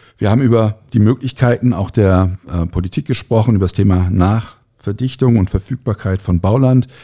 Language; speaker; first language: German; native; German